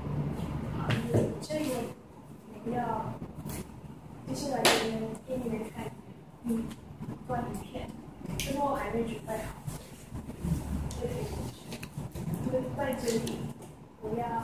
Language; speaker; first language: Chinese; non-native, learner; English